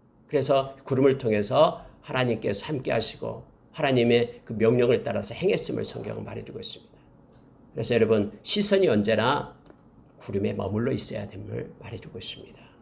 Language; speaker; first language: Korean; native; Korean